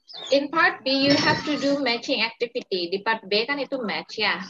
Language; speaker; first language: English; non-native, fluent; Balinese